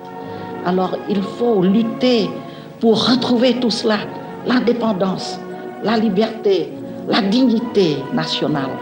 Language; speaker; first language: French; non-native, local second language; Khmer